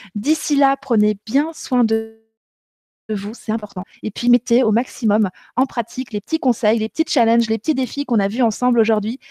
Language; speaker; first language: French; native; French